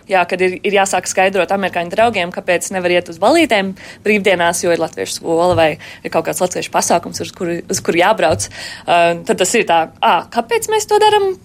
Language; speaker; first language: Latvian; early bilingual, heritage; Latvian